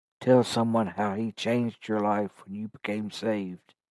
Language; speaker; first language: English; native; English